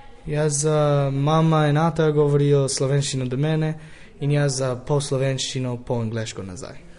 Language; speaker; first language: Slovenian; early bilingual, heritage; English